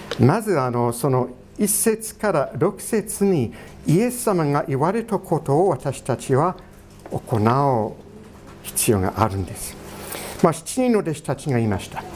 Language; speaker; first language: Japanese; non-native, fluent; English